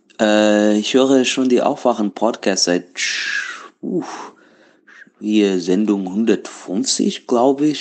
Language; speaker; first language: German; non-native, learner; Portuguese